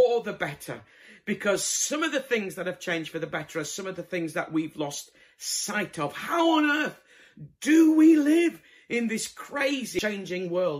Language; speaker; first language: English; native; English